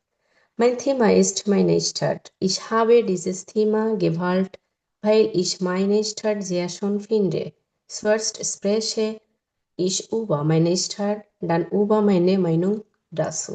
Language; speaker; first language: German; non-native, learner; Bangla